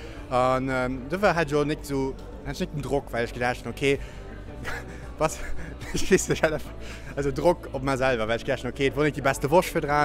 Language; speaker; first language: German; non-native, local second language; Luxembourgish